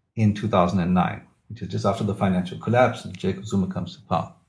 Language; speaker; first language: English; native; English